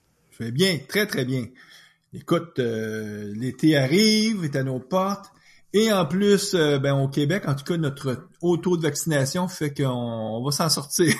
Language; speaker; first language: French; native; French